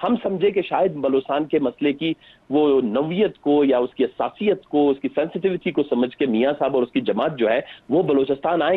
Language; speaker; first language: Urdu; non-native, local second language; Baluchi